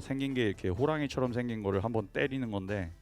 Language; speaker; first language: Korean; native; Korean